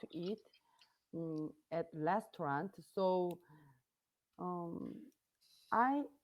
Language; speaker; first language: English; non-native, learner; Korean